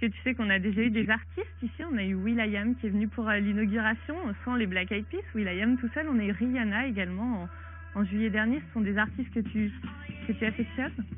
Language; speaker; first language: French; native; French